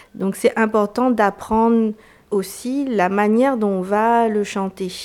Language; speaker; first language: French; native; French